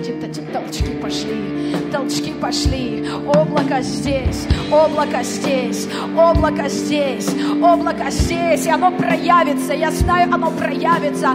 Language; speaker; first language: Russian; native; Russian